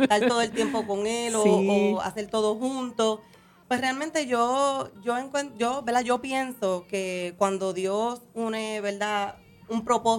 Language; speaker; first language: Spanish; native; Spanish